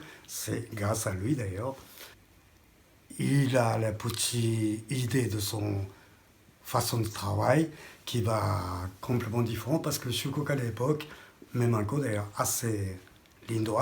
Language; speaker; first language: French; non-native, learner; Japanese